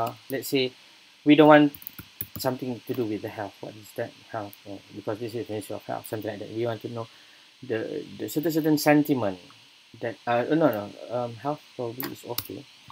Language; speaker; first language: English; non-native, local second language; Malay